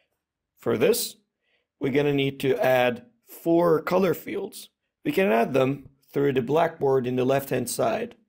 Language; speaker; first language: English; non-native, fluent; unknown